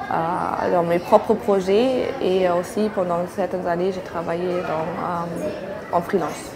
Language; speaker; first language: French; non-native, fluent; German